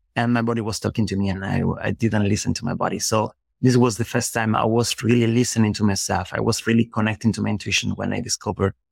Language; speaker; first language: English; non-native, fluent; Spanish